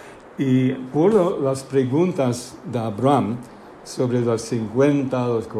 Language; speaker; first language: Spanish; non-native, fluent; English